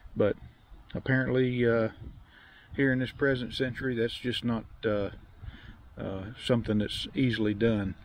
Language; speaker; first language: English; native; English